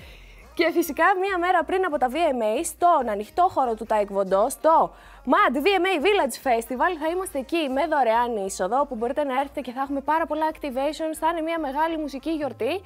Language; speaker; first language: Greek; native; Greek